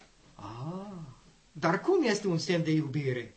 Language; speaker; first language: Romanian; non-native, learner; English